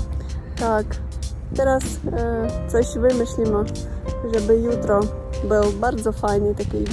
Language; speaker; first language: Polish; non-native, learner; Russian